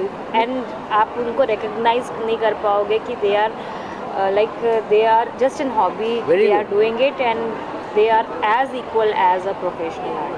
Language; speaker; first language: Hindi; native; Hindi